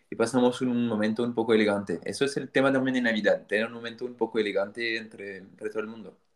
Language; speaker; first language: Spanish; non-native, fluent; French